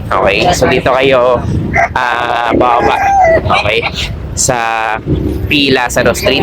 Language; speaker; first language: Filipino; native; Filipino